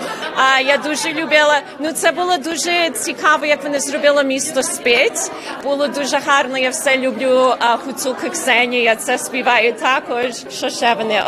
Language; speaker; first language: Ukrainian; early bilingual, heritage; Ukrainian